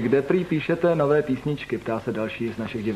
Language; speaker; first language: Czech; native; Czech